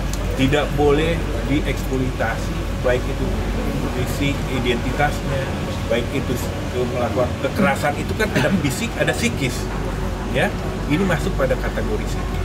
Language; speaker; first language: Indonesian; native; Indonesian